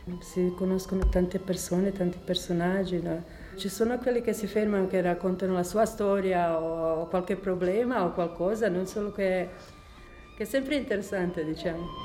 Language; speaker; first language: Italian; non-native, fluent; Croatian